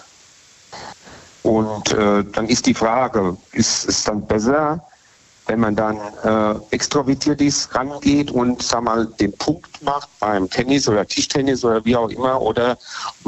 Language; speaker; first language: German; native; German